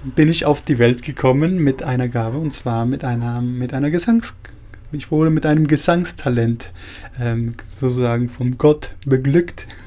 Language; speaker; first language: German; early bilingual, other home language; Spanish